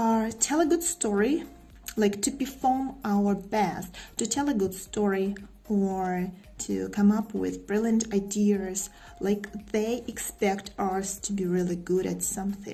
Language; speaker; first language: English; non-native, fluent; Russian